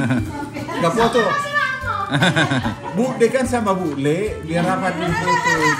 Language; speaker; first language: Indonesian; native; Indonesian